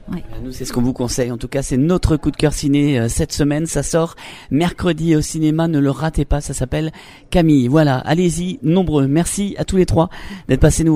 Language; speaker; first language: French; native; French